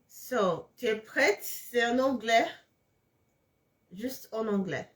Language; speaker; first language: French; non-native, fluent; English